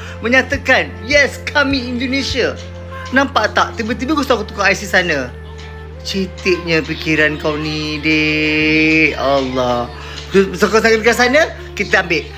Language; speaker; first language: Malay; native; Malay